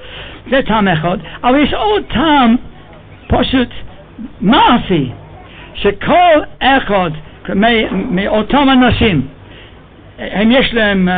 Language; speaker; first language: Hebrew; non-native, fluent; English